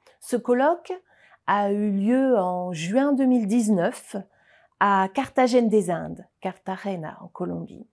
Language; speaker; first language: French; native; French